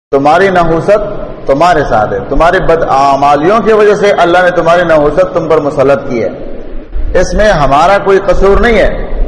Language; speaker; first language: Urdu; non-native, local second language; Pashto